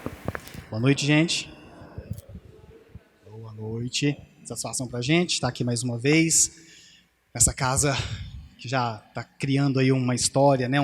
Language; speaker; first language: Portuguese; native; Portuguese